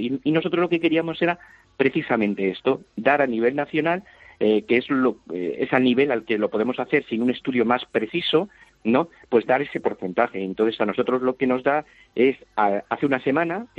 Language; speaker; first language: Spanish; native; Spanish